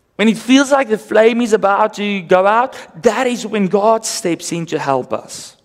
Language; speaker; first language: English; non-native, local second language; Afrikaans